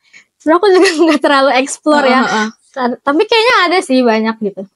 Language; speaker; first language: Indonesian; native; Indonesian